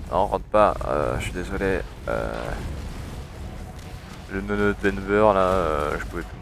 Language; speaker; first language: French; native; French